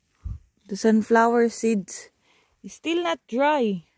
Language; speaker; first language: English; non-native, learner; Cebuano